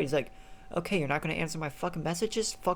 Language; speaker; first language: English; native; English